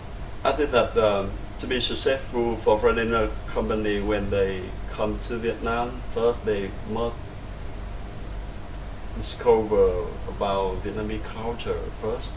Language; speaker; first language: English; non-native, learner; Vietnamese